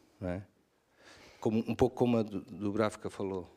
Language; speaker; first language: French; non-native, learner; Portuguese